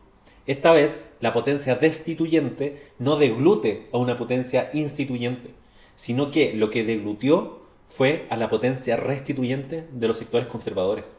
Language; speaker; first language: Spanish; native; Spanish